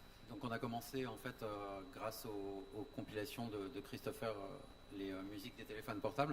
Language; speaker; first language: French; native; French